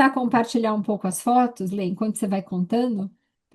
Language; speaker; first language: Portuguese; native; Portuguese